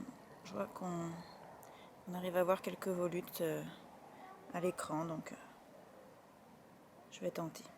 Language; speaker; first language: French; native; French